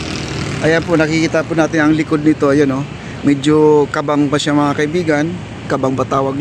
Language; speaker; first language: Filipino; native; Filipino